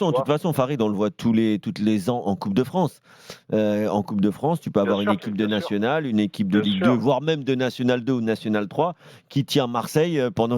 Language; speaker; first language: French; native; French